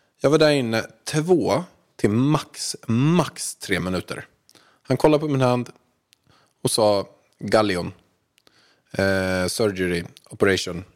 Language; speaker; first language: Swedish; native; Swedish